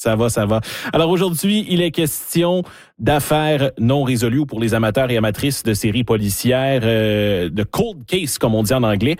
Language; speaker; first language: French; native; French